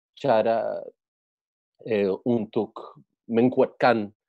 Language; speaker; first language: Indonesian; non-native, learner; Spanish